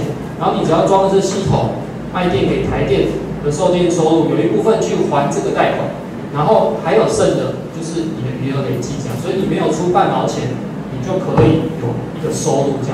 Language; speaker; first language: Chinese; native; Chinese